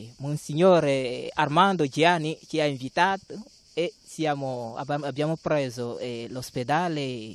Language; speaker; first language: Italian; non-native, learner; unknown